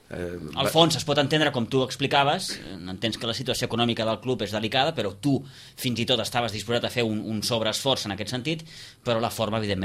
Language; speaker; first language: Catalan; native; Catalan